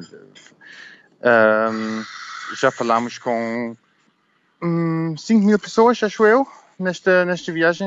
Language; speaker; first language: Portuguese; non-native, learner; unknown